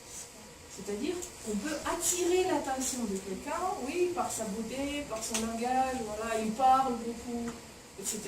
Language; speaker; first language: French; non-native, fluent; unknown